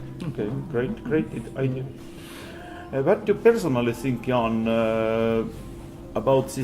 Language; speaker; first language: English; non-native, fluent; Estonian